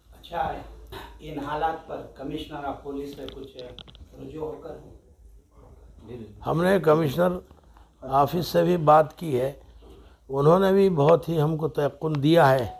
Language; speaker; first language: Hindi; non-native, local second language; Urdu